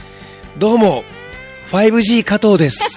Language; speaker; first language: Japanese; native; Japanese